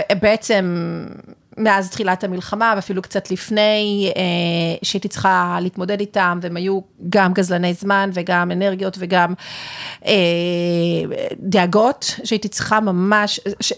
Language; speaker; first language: Hebrew; native; Hebrew